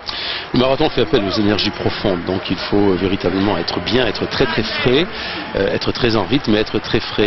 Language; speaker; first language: French; native; French